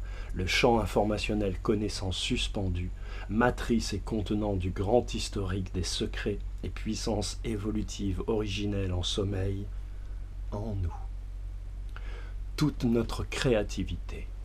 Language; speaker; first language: French; native; French